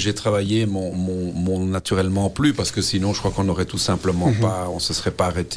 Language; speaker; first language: French; native; French